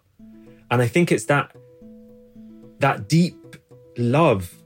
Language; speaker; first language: English; native; English